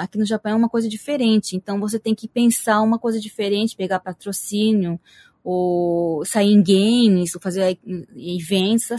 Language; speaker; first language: Portuguese; early bilingual, heritage; Portuguese